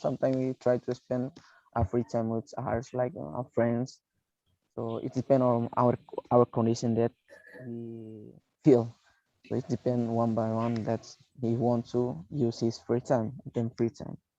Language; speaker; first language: English; non-native, learner; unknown